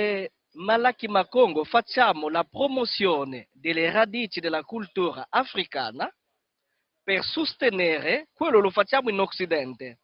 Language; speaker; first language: Italian; non-native, fluent; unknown